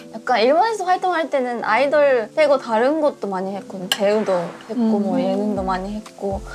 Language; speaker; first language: Korean; non-native, fluent; Japanese